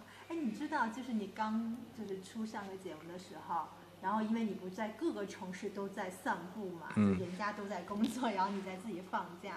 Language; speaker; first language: Chinese; native; Chinese